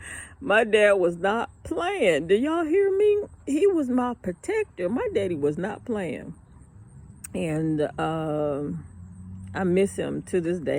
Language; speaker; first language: English; native; English